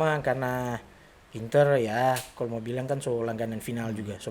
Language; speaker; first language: Indonesian; non-native, local second language; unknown